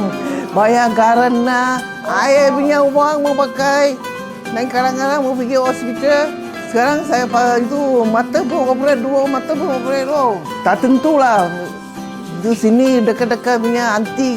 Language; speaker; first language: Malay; non-native, local second language; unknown